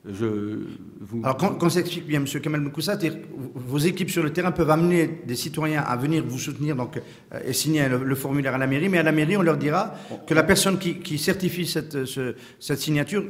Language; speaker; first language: French; non-native, local second language; Arabic